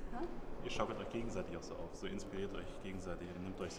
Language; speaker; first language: German; native; German